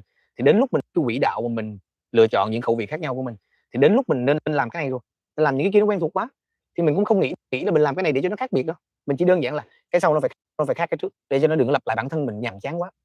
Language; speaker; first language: Vietnamese; native; Vietnamese